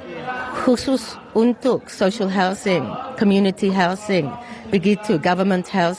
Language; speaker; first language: Indonesian; non-native, fluent; English